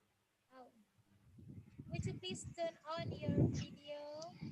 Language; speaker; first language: English; non-native, fluent; Indonesian